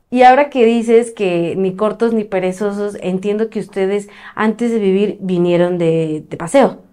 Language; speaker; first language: Spanish; native; Spanish